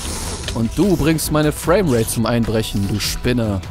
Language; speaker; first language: German; native; German